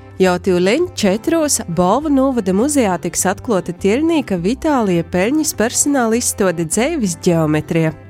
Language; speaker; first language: Latvian; native; Latvian